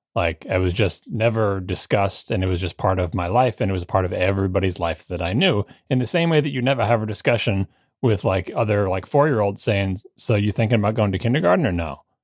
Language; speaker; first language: English; native; English